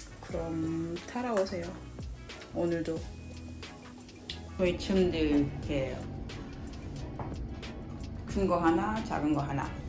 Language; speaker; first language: Korean; non-native, fluent; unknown